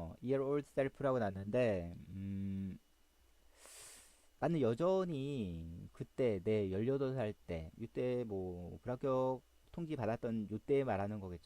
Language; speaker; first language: Korean; native; Korean